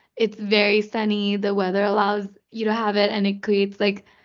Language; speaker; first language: English; non-native, local second language; Hindi